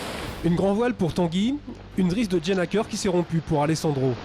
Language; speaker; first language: French; native; French